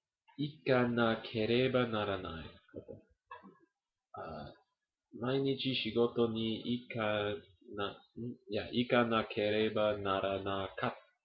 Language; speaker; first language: Japanese; non-native, learner; English